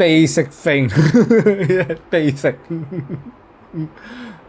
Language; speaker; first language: English; non-native, learner; Cantonese